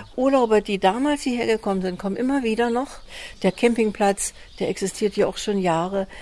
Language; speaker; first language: German; native; German